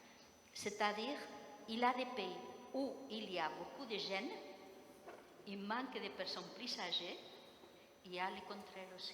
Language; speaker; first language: French; non-native, fluent; Spanish